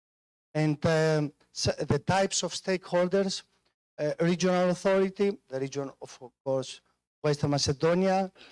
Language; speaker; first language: English; non-native, fluent; Greek